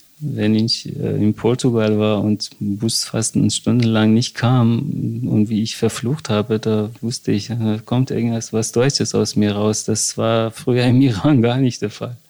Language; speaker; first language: German; non-native, fluent; Persian